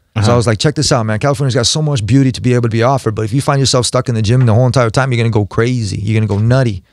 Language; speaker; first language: English; native; English